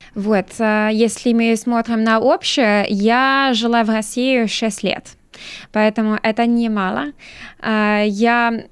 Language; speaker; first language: Russian; non-native, learner; French